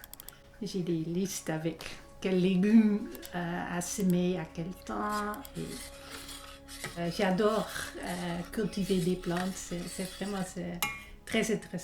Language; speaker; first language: French; non-native, fluent; Dutch